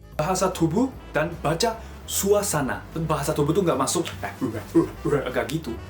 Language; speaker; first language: Indonesian; native; Indonesian